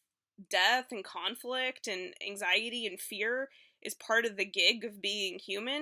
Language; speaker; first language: English; native; English